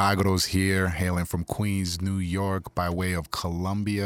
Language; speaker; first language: English; early bilingual, other home language; Spanish